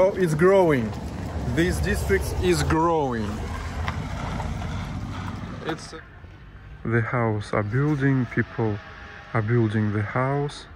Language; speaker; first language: English; non-native, learner; Russian